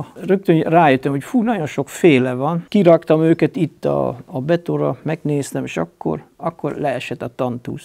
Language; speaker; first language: Hungarian; non-native, fluent; Dutch